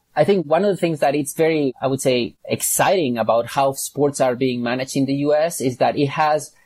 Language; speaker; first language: English; non-native, fluent; Catalan